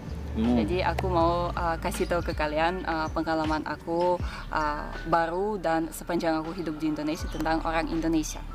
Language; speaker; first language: Indonesian; non-native, fluent; Russian